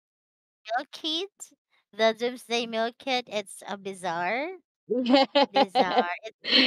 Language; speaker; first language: English; non-native, learner; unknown